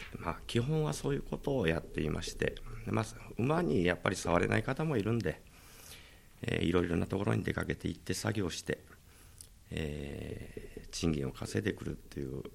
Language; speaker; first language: Japanese; native; Japanese